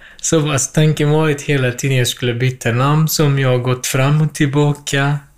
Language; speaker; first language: Swedish; non-native, fluent; Kurdish